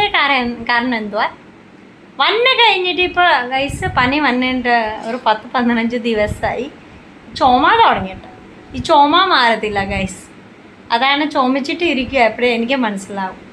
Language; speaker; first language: Malayalam; non-native, fluent; Hindi